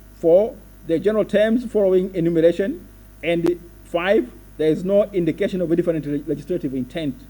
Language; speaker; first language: English; non-native, local second language; Swahili